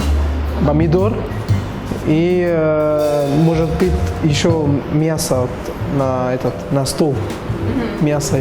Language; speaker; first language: Russian; non-native, learner; Arabic